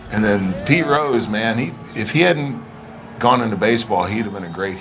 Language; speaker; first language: English; native; English